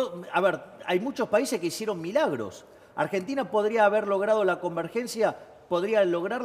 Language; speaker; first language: Spanish; native; Spanish